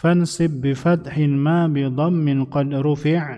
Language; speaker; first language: Arabic; non-native, fluent; Indonesian